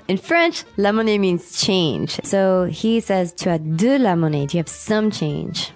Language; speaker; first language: English; native; English